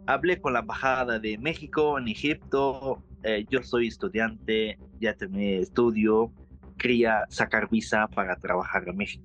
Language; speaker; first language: Spanish; non-native, learner; Arabic